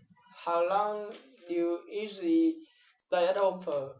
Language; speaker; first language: English; non-native, learner; Vietnamese